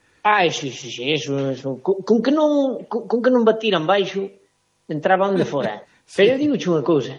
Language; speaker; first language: Galician; native; Galician